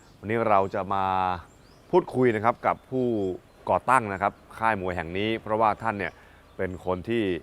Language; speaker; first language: Thai; native; Thai